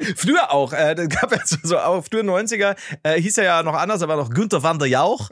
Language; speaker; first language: German; native; German